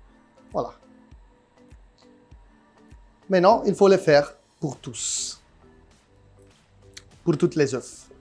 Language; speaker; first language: French; non-native, learner; Italian